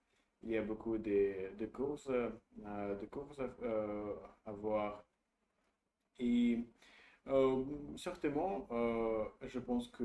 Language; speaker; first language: French; non-native, learner; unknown